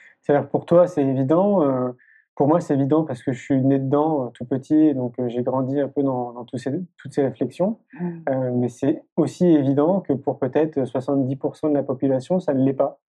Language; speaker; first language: French; native; French